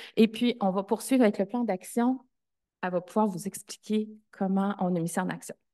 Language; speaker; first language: French; native; French